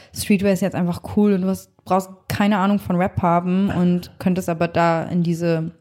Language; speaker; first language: German; native; German